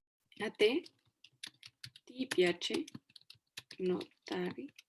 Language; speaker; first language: Italian; non-native, fluent; Spanish